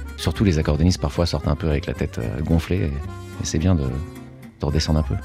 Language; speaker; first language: French; native; French